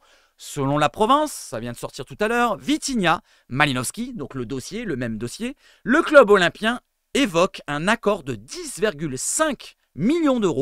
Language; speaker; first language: French; native; French